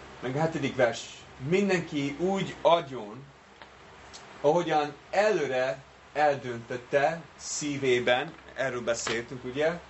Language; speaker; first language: Hungarian; non-native, fluent; English